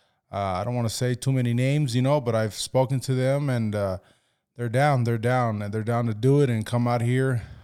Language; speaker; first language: English; early bilingual, other home language; Spanish